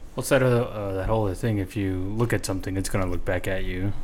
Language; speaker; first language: English; native; English